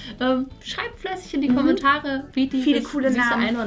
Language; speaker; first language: German; native; German